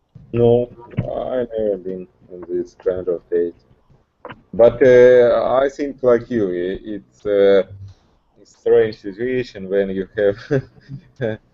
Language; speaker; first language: English; non-native, learner; Russian